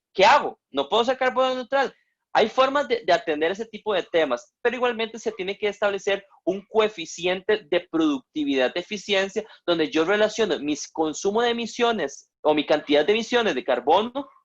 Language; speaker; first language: Spanish; native; Spanish